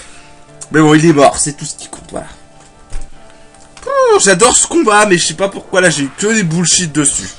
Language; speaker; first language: French; native; French